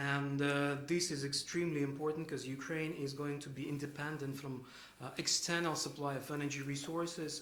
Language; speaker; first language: English; non-native, fluent; Ukrainian